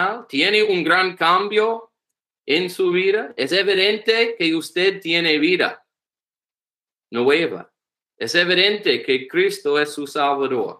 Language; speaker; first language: Spanish; non-native, learner; English